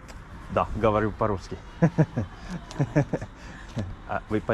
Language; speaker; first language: Russian; non-native, learner; Norwegian